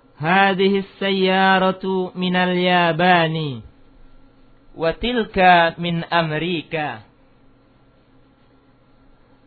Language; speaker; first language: Arabic; non-native, fluent; Indonesian